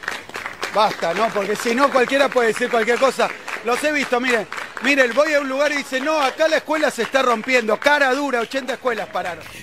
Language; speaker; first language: Spanish; native; Spanish